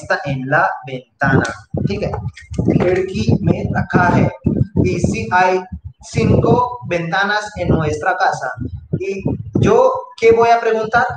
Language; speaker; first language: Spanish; non-native, fluent; Hindi